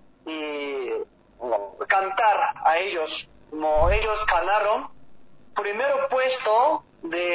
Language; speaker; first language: Spanish; non-native, learner; Korean